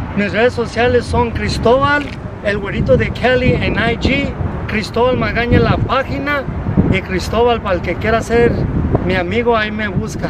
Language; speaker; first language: Spanish; early bilingual, heritage; Spanish